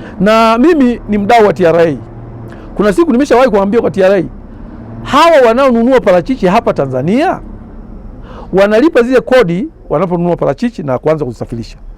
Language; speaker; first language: Swahili; native; Swahili